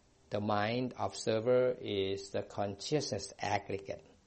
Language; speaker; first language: English; non-native, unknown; Thai